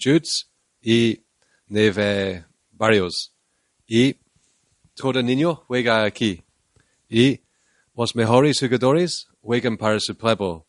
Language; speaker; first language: Spanish; non-native, learner; English